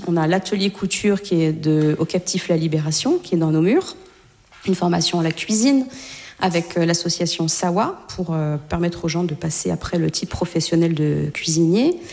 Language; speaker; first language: French; native; French